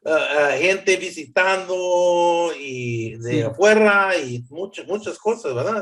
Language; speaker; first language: Spanish; early bilingual, heritage; English